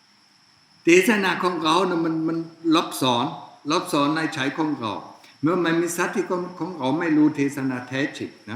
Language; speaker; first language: Thai; non-native, fluent; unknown